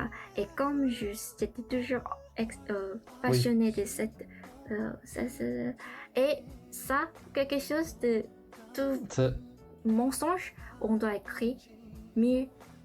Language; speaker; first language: French; non-native, learner; Korean